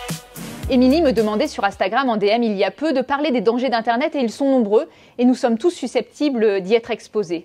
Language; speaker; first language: French; native; French